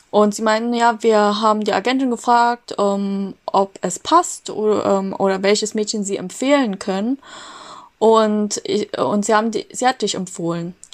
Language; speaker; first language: German; native; German